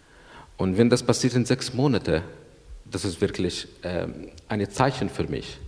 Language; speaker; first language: German; non-native, learner; Arabic